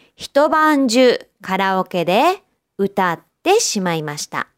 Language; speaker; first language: Japanese; native; Japanese